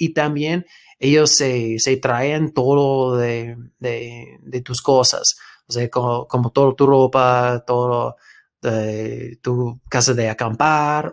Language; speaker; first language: Spanish; non-native, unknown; English